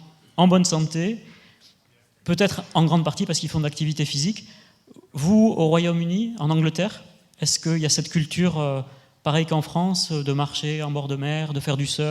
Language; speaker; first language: French; native; French